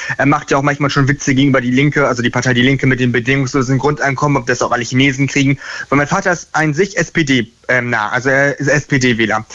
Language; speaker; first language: German; native; German